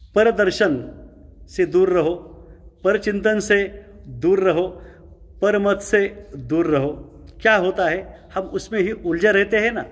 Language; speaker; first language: Hindi; non-native, local second language; Marathi